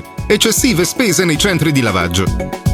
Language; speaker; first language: Italian; native; Italian